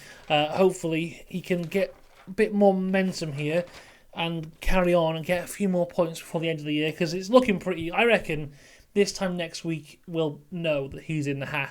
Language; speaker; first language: English; native; English